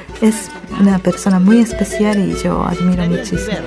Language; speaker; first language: Spanish; early bilingual, other home language; Japanese